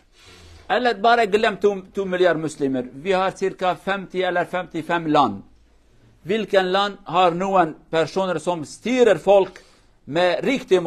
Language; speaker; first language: Norwegian; non-native, fluent; Kurdish